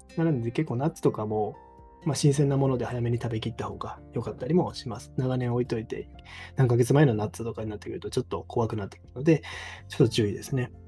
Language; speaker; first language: Japanese; native; Japanese